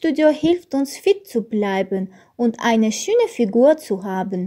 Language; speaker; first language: German; non-native, learner; Armenian